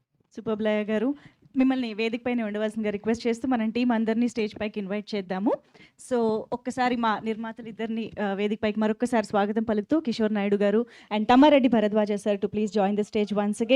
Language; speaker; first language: Telugu; native; Telugu